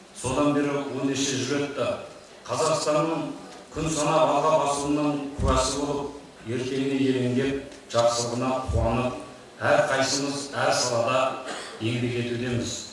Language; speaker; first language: Kazakh; early bilingual, heritage; Kazakh